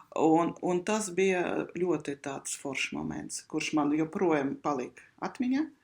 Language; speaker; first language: Latvian; non-native, local second language; Russian